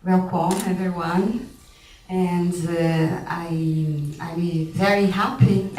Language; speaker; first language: English; non-native, learner; Portuguese